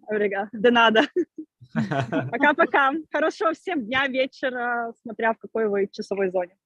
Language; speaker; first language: Russian; native; Russian